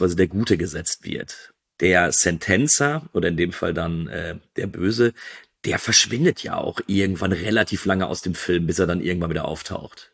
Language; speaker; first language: German; native; German